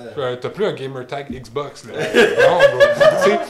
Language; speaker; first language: French; native; French